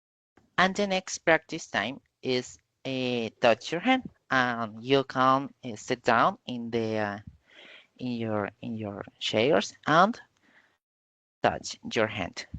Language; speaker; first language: English; non-native, learner; Spanish